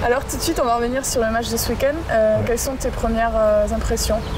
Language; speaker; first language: French; native; French